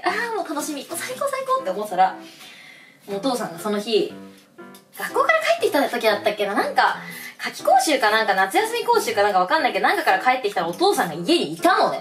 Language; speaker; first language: Japanese; native; Japanese